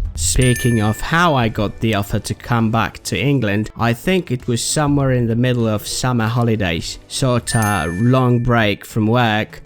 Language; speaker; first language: English; non-native, fluent; Polish